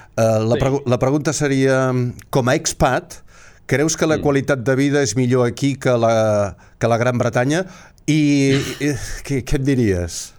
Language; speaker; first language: Catalan; native; Catalan